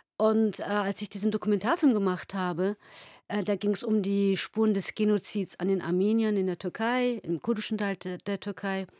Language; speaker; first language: German; early bilingual, other home language; Turkish